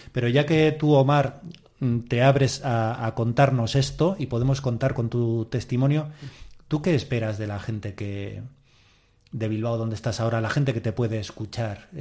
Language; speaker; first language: Spanish; native; Spanish